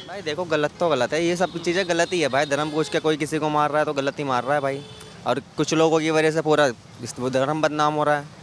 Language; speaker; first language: Hindi; native; Hindi